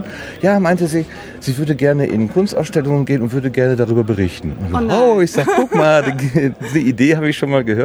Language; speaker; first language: German; native; German